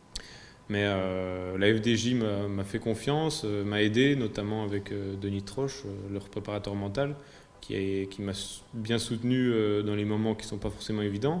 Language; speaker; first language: French; native; French